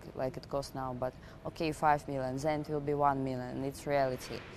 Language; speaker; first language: English; non-native, fluent; Russian